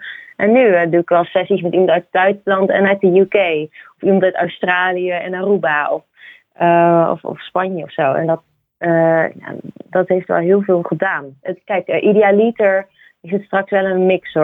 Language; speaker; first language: Dutch; native; Dutch